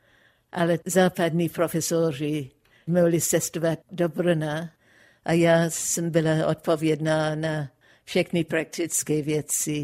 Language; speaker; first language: Czech; non-native, fluent; English